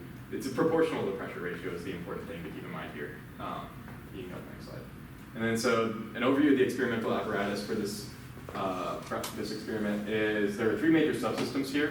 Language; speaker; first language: English; native; English